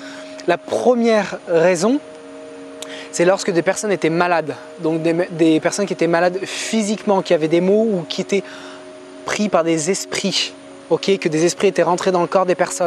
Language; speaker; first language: French; native; French